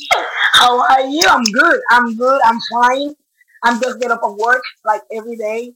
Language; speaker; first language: English; non-native, learner; Spanish